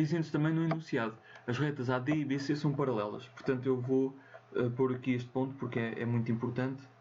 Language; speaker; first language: Portuguese; native; Portuguese